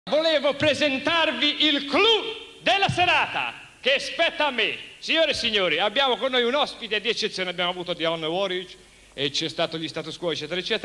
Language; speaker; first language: Italian; native; Italian